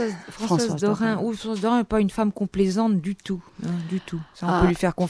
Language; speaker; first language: French; native; French